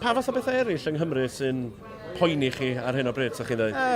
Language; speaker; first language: Welsh; native; Welsh